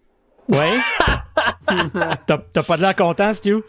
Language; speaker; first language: French; native; French